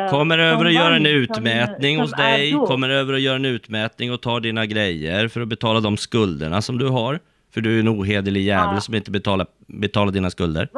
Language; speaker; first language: Swedish; native; Swedish